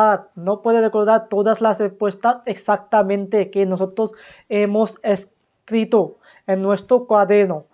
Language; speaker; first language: Spanish; non-native, fluent; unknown